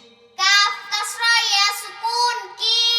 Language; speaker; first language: Arabic; non-native, learner; Bangla